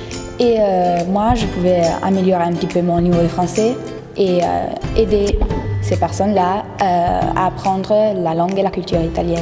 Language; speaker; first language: French; non-native, fluent; Italian